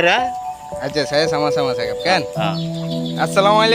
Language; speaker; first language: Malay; non-native, learner; Bangla